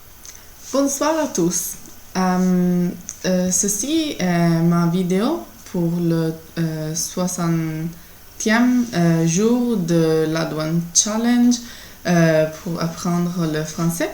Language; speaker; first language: French; non-native, learner; Italian